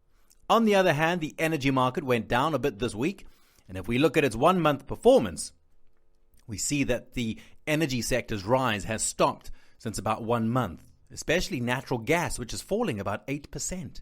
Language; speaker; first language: English; non-native, fluent; Italian